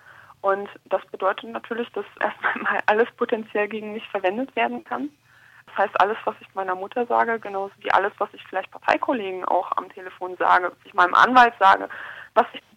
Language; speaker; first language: German; native; German